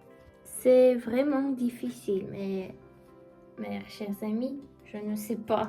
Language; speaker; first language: French; non-native, learner; Russian